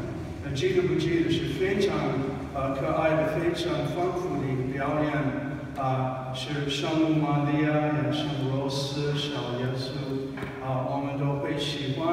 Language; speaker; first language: Chinese; non-native, fluent; English